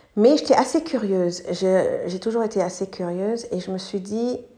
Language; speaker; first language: French; non-native, local second language; English